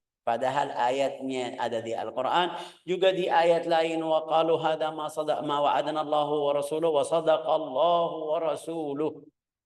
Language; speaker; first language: Indonesian; non-native, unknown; Arabic